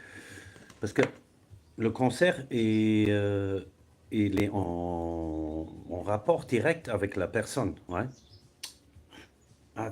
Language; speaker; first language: French; non-native, fluent; German